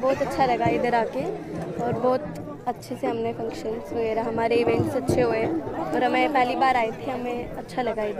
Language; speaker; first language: Hindi; non-native, local second language; Assamese